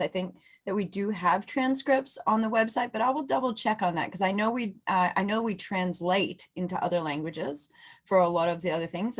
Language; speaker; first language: English; native; English